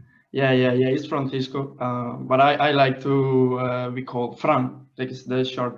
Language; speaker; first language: English; non-native, fluent; Spanish